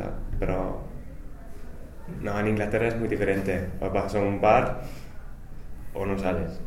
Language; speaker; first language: Spanish; non-native, fluent; English